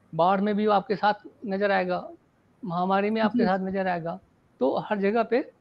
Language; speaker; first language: Hindi; native; Hindi